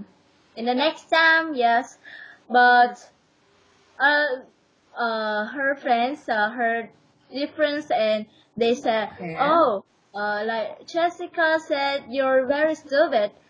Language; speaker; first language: English; non-native, learner; Vietnamese